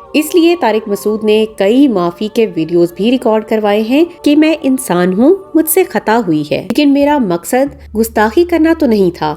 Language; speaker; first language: Urdu; native; Urdu